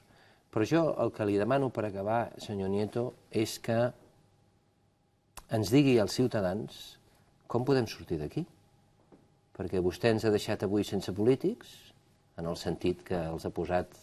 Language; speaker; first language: Catalan; native; Catalan